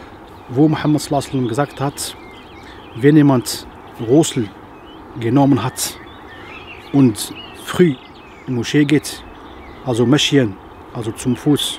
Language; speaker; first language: German; non-native, fluent; Arabic